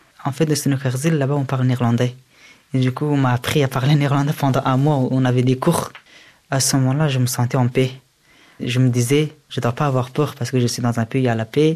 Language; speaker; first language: French; early bilingual, other home language; Persian